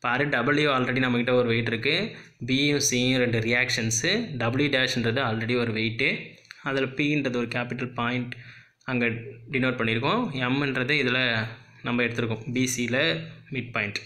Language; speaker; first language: Tamil; native; Tamil